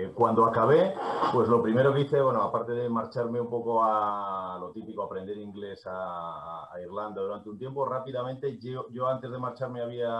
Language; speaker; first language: Spanish; native; Spanish